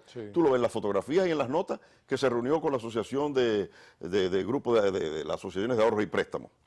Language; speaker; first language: Spanish; native; Spanish